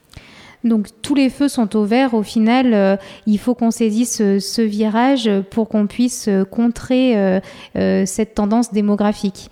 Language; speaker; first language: French; native; French